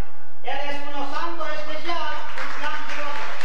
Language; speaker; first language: Spanish; non-native, learner; Gujarati